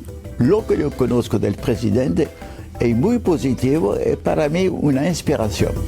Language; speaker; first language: Spanish; non-native, fluent; French